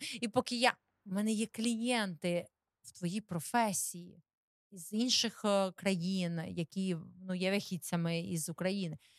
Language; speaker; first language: Ukrainian; native; Ukrainian